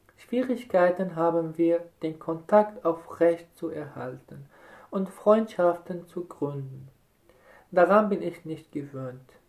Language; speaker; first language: German; non-native, fluent; Arabic